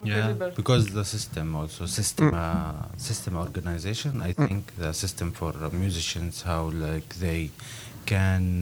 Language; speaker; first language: English; non-native, learner; Arabic